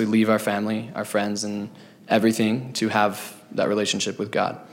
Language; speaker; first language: English; native; English